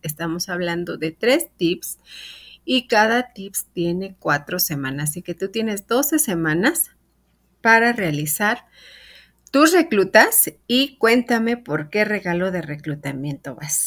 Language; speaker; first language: Spanish; native; Spanish